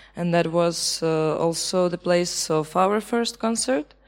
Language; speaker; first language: English; non-native, fluent; Belarusian